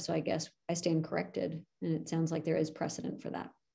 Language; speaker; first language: English; native; English